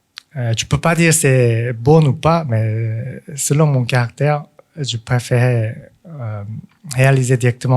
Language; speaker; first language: French; non-native, fluent; Korean